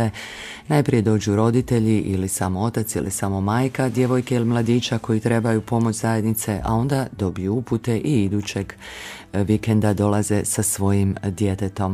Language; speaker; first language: Croatian; native; Croatian